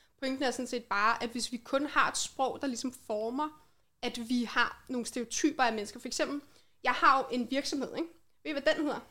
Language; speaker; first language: Danish; native; Danish